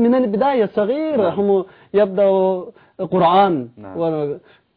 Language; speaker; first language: Arabic; non-native, learner; Chinese